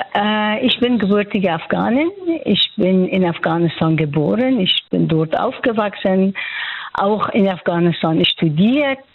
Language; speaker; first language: German; non-native, fluent; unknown